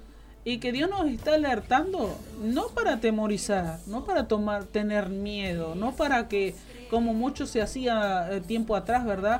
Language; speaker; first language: Spanish; native; Spanish